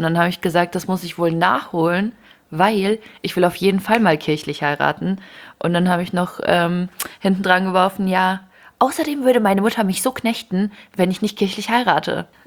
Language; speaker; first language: German; early bilingual, other home language; Ukrainian